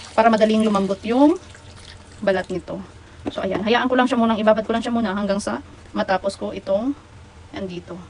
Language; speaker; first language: Filipino; non-native, local second language; Hiligaynon